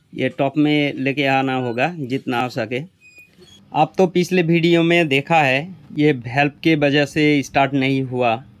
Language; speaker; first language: Hindi; non-native, local second language; Bangla